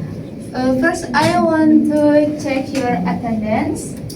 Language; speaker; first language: English; non-native, learner; Indonesian